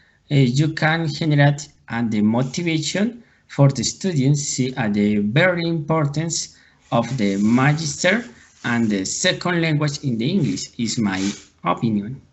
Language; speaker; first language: English; non-native, learner; Spanish